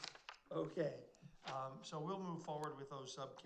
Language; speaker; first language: English; native; English